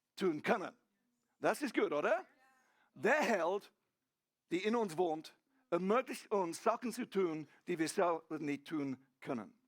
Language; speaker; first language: German; non-native, fluent; English